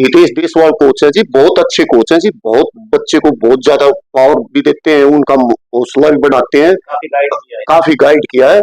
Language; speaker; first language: Hindi; native; Hindi